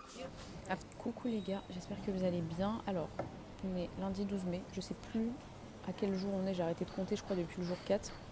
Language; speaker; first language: French; native; French